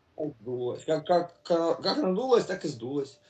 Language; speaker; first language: Russian; native; Russian